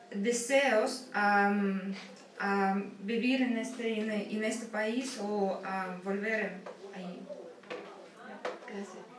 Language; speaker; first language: Spanish; early bilingual, heritage; Spanish